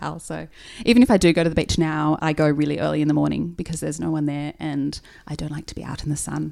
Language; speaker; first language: English; native; English